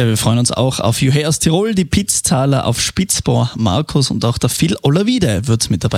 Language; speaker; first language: German; native; German